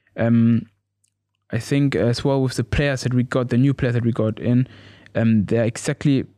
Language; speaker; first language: English; non-native, learner; German